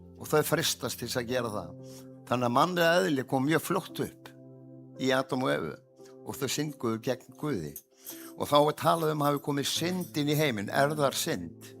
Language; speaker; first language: Icelandic; native; Icelandic